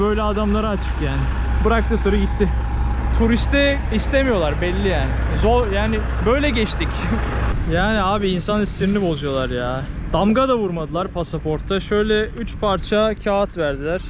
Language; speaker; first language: Turkish; native; Turkish